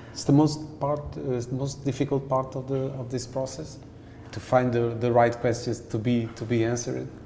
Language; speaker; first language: English; non-native, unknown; Portuguese